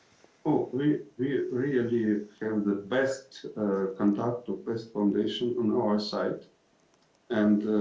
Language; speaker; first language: English; non-native, fluent; Ukrainian